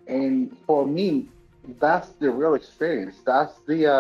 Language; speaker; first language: English; native; English